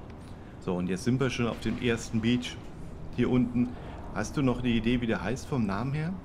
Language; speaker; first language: German; native; German